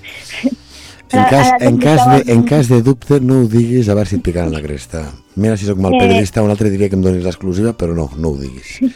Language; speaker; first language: Catalan; native; Catalan